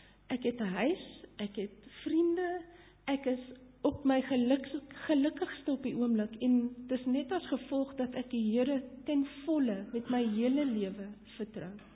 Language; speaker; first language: Afrikaans; non-native, local second language; English